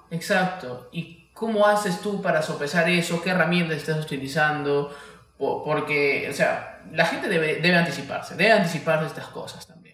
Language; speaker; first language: Spanish; native; Spanish